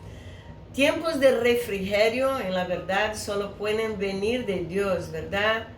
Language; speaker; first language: Spanish; non-native, fluent; Portuguese